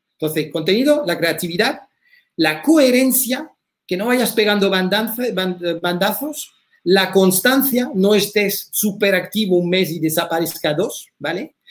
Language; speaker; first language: Spanish; early bilingual, heritage; French